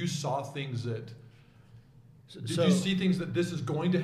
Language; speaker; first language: English; native; English